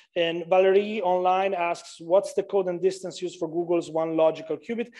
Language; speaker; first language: English; non-native, fluent; Italian